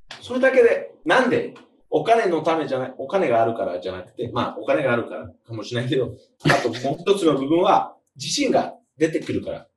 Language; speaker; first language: Japanese; non-native, fluent; English